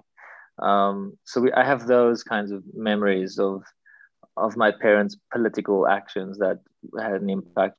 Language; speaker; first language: English; native; English